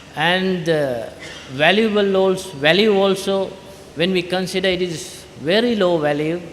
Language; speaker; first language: English; non-native, local second language; Sinhala